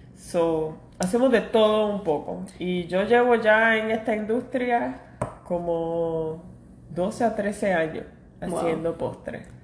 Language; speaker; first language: Spanish; early bilingual, heritage; Spanish